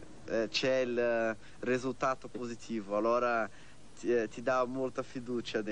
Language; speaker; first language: Italian; non-native, fluent; Portuguese